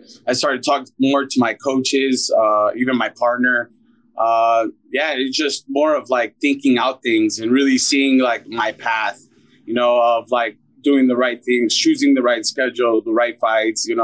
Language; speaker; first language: English; native; English